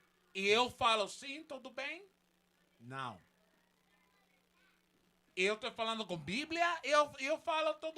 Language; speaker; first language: Portuguese; non-native, learner; Spanish